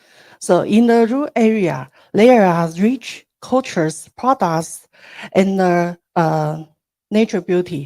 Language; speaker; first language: English; non-native, learner; Chinese